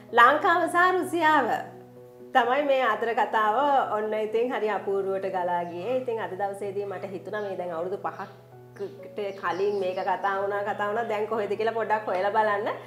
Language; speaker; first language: Sinhala; native; Sinhala